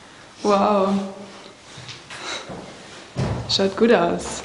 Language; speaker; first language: German; native; German